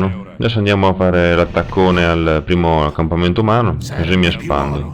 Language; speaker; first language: Italian; native; Italian